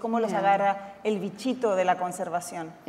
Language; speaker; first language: Spanish; native; Spanish